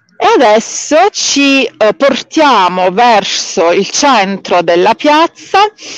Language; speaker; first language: Italian; native; Italian